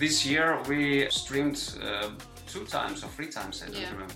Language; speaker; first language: English; non-native, learner; Ukrainian